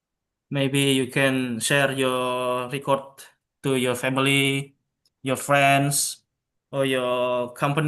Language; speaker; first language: English; non-native, local second language; Javanese